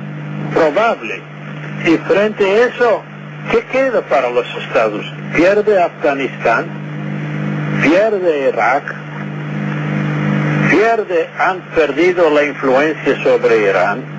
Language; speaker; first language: Spanish; non-native, fluent; English